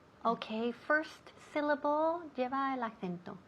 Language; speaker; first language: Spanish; non-native, fluent; English